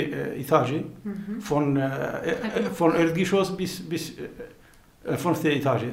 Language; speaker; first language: German; non-native, learner; Kurdish